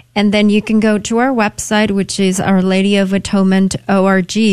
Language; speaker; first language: English; non-native, fluent; Spanish